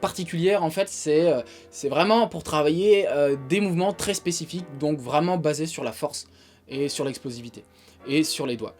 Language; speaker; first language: French; native; French